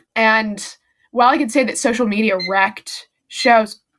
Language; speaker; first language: English; native; English